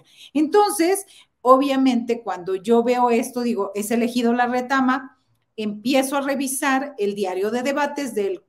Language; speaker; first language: Spanish; native; Spanish